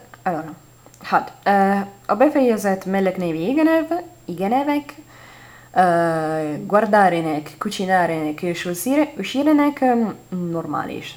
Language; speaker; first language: Hungarian; non-native, learner; Italian